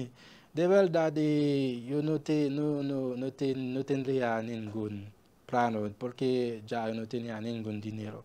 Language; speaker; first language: Spanish; non-native, learner; Haitian Creole